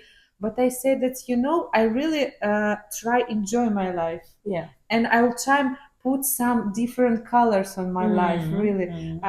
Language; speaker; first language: English; non-native, learner; Ukrainian